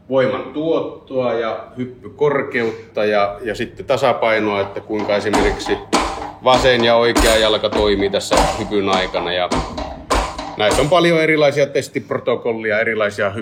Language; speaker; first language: Finnish; native; Finnish